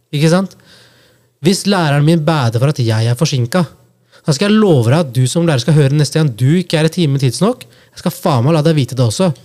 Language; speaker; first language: Norwegian; early bilingual, other home language; Punjabi